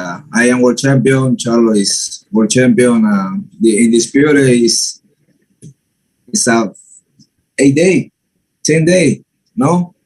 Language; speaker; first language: English; non-native, learner; Spanish